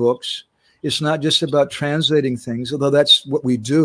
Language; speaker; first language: English; native; English